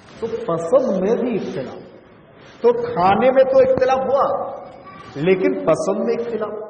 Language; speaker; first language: Urdu; non-native, local second language; Bangla